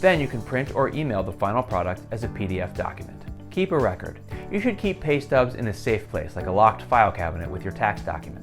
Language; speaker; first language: English; native; English